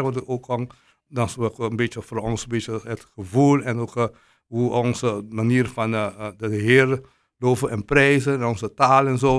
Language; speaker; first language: Dutch; non-native, local second language; Papiamento